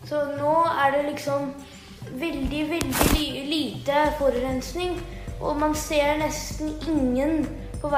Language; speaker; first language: Norwegian; early bilingual, heritage; Norwegian